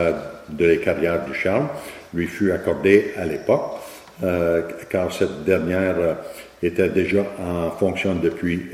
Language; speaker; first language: French; native; French